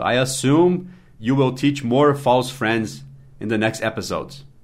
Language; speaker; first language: English; native; English